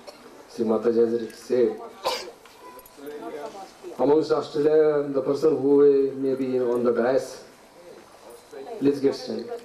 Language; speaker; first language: English; non-native, local second language; Marathi